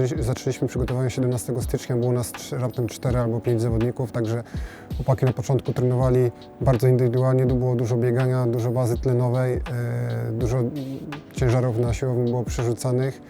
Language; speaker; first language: Polish; native; Polish